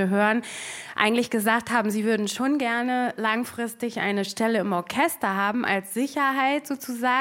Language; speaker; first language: German; native; German